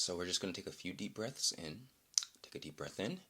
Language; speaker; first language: English; native; English